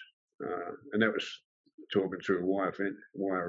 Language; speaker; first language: English; native; English